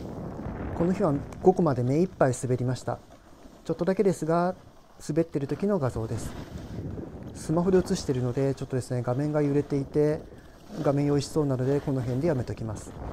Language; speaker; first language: Japanese; native; Japanese